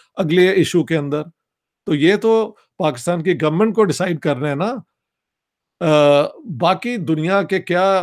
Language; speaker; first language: Urdu; non-native, local second language; Punjabi